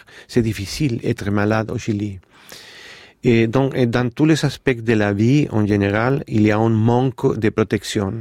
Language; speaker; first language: French; non-native, fluent; Spanish